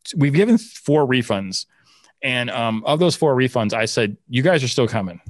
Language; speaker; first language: English; native; English